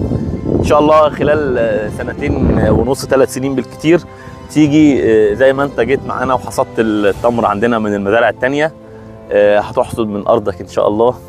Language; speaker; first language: Arabic; native; Arabic